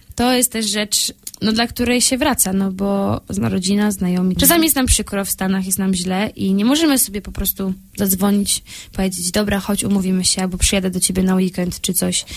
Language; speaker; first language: Polish; native; Polish